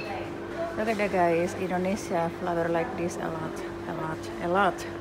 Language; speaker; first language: English; non-native, learner; Indonesian